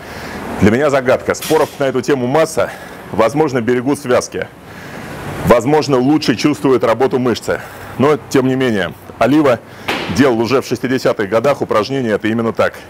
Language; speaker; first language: Russian; native; Russian